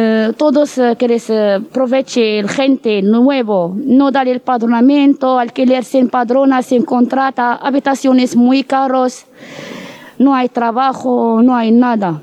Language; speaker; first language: Spanish; non-native, learner; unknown